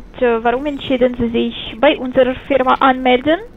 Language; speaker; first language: German; non-native, fluent; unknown